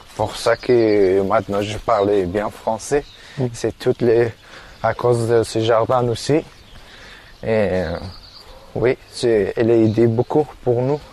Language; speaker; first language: French; non-native, learner; Persian